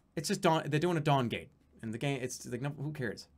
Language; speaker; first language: English; native; English